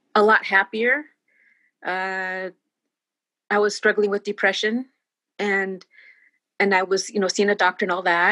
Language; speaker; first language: English; native; English